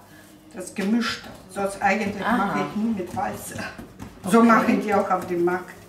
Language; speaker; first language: German; non-native, fluent; Russian